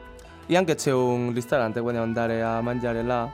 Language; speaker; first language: Italian; non-native, learner; Chinese